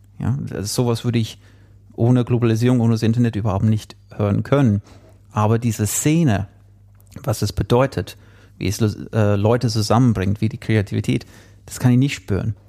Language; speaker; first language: German; non-native, fluent; English